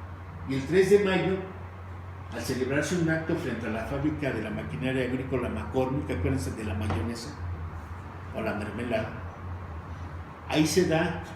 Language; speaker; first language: Spanish; native; Spanish